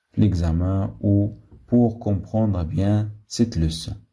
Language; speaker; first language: French; non-native, local second language; Arabic